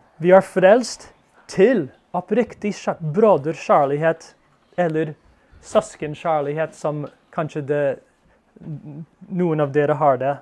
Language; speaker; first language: Norwegian; non-native, fluent; English